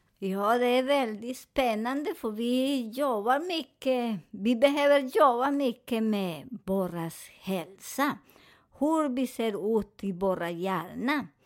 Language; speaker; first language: Swedish; non-native, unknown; Spanish